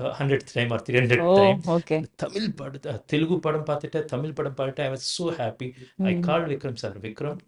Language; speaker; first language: Tamil; non-native, learner; Telugu